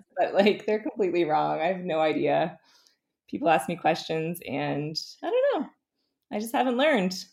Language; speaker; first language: English; native; English